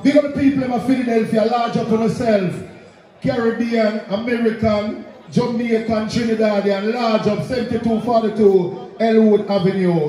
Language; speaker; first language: English; native; English